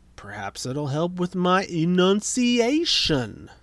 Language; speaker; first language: English; native; English